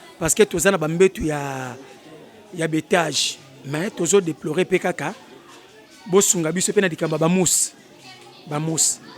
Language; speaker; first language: Lingala; native; Lingala